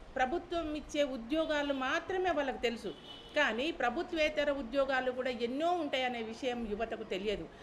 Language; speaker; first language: Telugu; native; Telugu